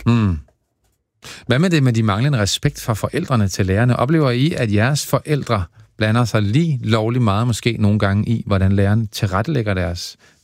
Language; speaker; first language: Danish; native; Danish